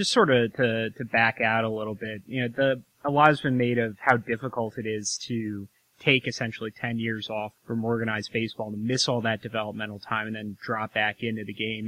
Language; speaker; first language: English; native; English